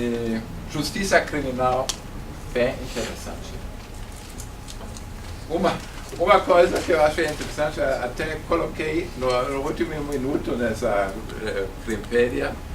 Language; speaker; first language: Portuguese; non-native, fluent; German